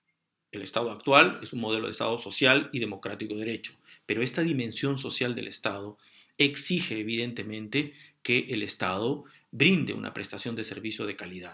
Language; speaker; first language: Spanish; native; Spanish